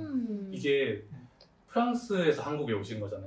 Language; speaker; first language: Korean; native; Korean